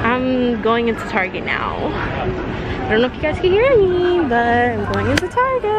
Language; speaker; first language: English; native; English